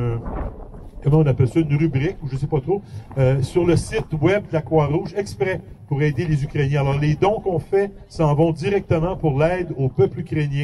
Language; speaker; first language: French; native; French